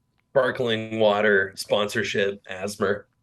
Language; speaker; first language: English; native; English